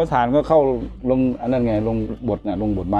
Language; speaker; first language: Thai; native; Thai